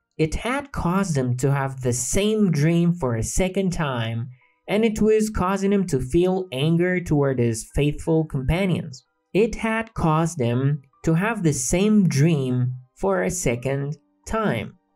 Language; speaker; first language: English; non-native, fluent; Central Kurdish